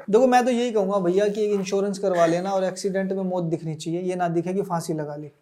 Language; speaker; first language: Hindi; native; Hindi